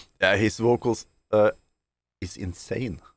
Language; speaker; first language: English; non-native, fluent; Norwegian